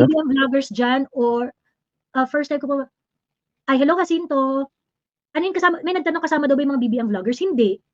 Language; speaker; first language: Filipino; native; Filipino